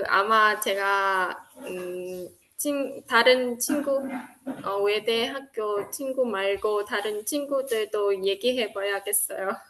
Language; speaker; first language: Korean; non-native, fluent; Vietnamese